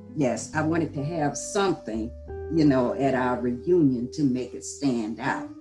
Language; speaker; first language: English; native; English